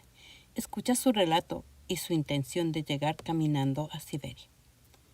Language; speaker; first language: Spanish; native; Spanish